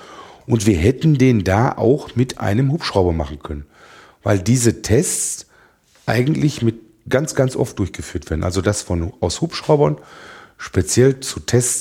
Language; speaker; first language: German; native; German